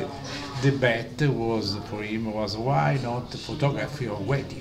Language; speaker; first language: English; non-native, learner; Italian